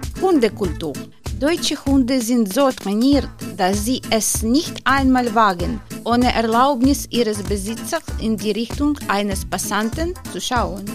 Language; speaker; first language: German; non-native, fluent; Ukrainian